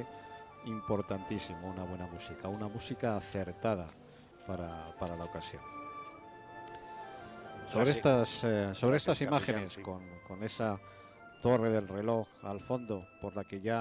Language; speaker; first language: Spanish; native; Spanish